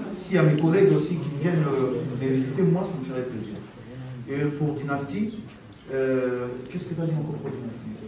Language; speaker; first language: French; non-native, local second language; Lingala